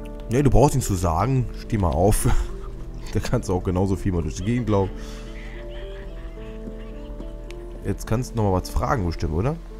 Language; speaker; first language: German; native; German